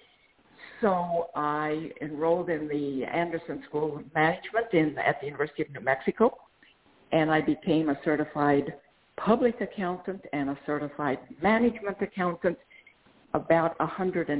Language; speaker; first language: English; non-native, fluent; Spanish